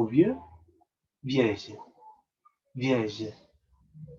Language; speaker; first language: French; non-native, learner; Spanish